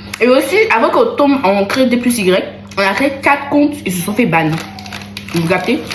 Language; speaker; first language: French; native; French